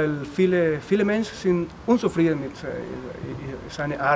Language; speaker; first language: German; non-native, learner; Spanish